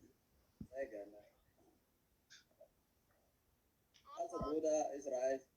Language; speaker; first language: German; non-native, learner; Tigrinya